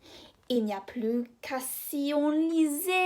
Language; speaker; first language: French; non-native, fluent; English